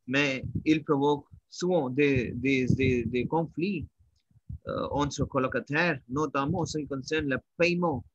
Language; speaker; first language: French; non-native, learner; Hindi